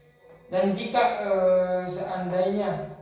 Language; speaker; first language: Indonesian; native; Indonesian